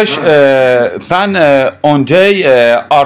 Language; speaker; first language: Turkish; non-native, learner; Persian